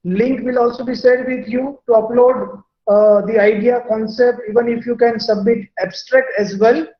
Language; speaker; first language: English; non-native, local second language; Gujarati